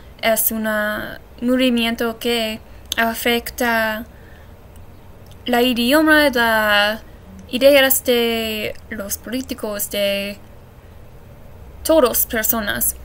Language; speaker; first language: Spanish; non-native, learner; English